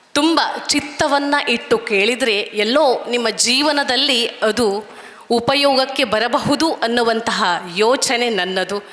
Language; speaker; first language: Kannada; native; Kannada